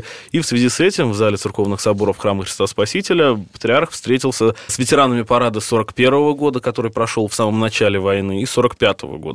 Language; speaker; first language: Russian; native; Russian